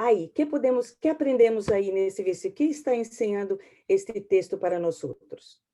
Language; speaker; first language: Portuguese; non-native, learner; Spanish